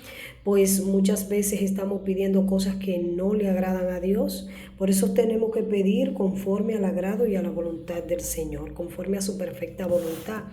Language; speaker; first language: Spanish; native; Spanish